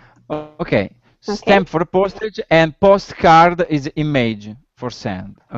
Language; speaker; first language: English; non-native, learner; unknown